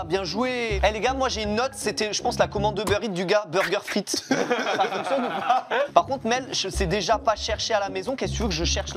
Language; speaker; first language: French; native; French